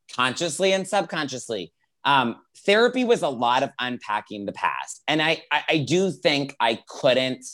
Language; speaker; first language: English; native; English